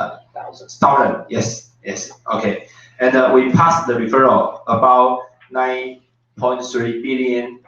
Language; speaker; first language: English; non-native, learner; Chinese